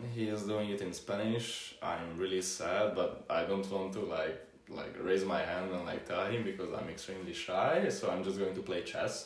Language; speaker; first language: English; non-native, fluent; Hungarian